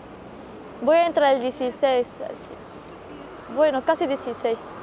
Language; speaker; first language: Spanish; non-native, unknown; Arabic